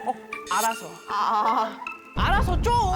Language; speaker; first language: Korean; native; Korean